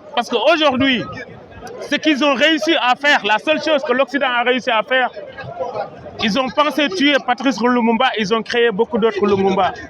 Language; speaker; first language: French; non-native, local second language; Wolof